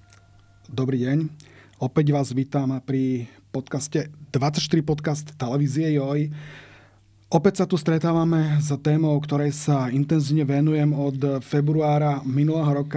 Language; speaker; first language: Slovak; native; Slovak